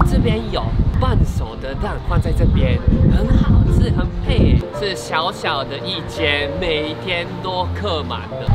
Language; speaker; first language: Chinese; non-native, fluent; Japanese